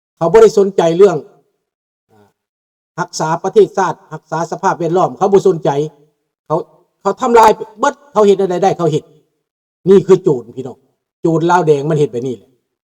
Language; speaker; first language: Lao; native; Lao